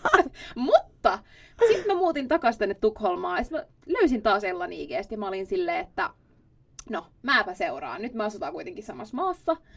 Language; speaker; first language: Finnish; non-native, local second language; Swedish